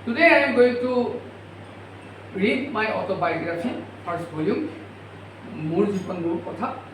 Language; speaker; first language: English; non-native, local second language; Assamese